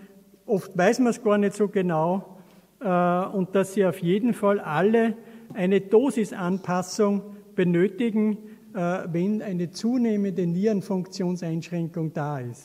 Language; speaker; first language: German; native; German